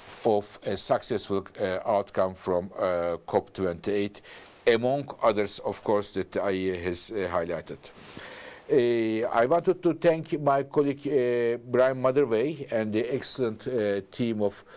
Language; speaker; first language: English; non-native, fluent; Turkish